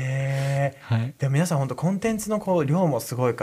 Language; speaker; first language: Japanese; native; Japanese